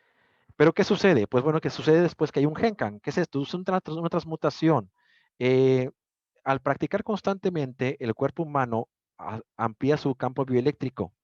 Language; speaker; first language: Spanish; native; Spanish